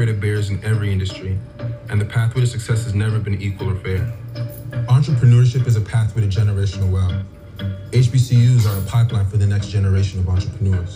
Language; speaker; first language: English; native; English